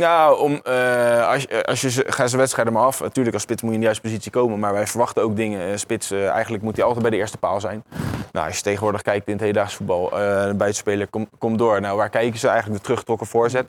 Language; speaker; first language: Dutch; native; Dutch